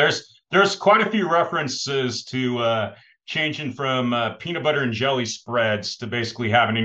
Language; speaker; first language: English; native; English